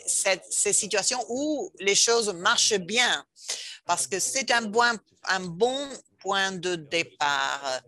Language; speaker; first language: French; non-native, fluent; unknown